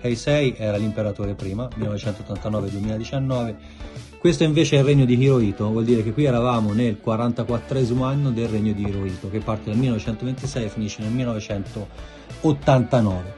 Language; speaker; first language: Italian; native; Italian